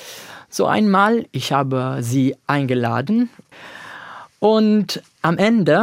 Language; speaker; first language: German; non-native, learner; Italian